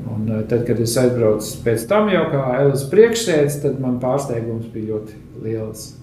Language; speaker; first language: Latvian; native; Latvian